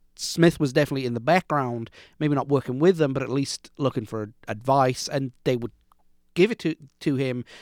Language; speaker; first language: English; native; English